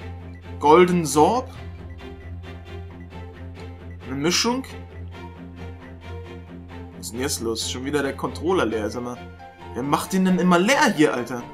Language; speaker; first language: German; native; German